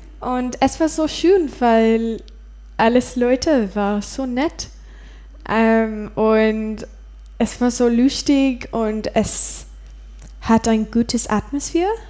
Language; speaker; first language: German; non-native, learner; English